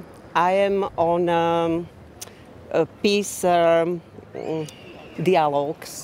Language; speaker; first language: English; non-native, learner; Slovak